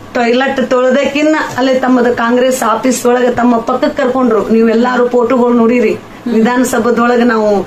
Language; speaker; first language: Kannada; native; Kannada